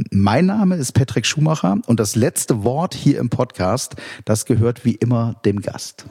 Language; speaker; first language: German; native; German